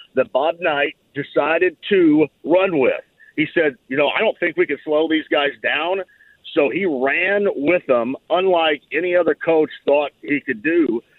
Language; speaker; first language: English; native; English